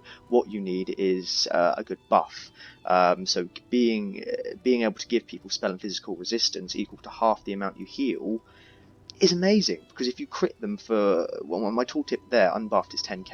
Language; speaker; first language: English; native; English